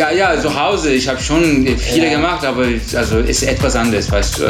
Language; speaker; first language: German; non-native, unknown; Turkish